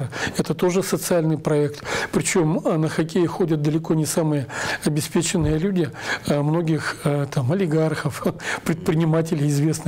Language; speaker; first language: Russian; native; Russian